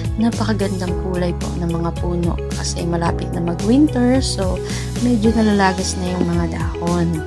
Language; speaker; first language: Filipino; native; Filipino